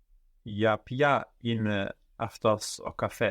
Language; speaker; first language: Greek; non-native, learner; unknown